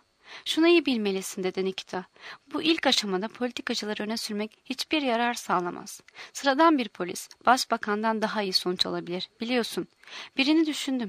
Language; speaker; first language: Turkish; native; Turkish